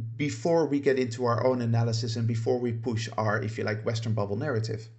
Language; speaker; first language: English; non-native, fluent; Dutch